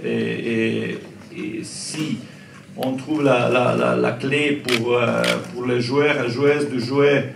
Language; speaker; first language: French; non-native, learner; Croatian